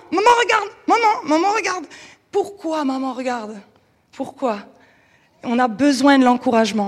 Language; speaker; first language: French; native; French